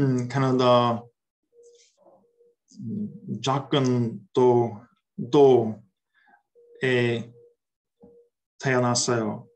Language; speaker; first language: Korean; non-native, learner; English